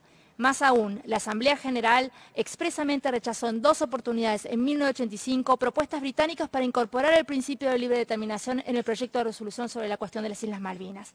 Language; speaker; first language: Spanish; native; Spanish